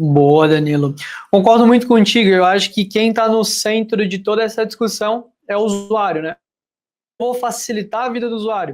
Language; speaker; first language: Portuguese; native; Portuguese